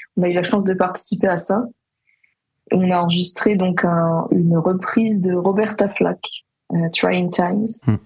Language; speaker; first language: French; native; French